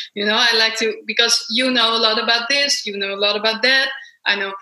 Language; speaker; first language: English; non-native, fluent; Dutch